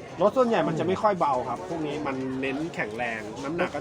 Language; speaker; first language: Thai; native; Thai